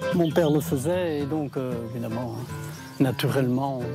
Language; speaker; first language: French; native; French